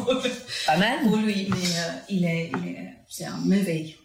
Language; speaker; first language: French; non-native, fluent; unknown